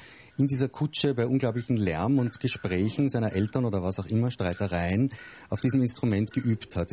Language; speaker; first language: German; native; German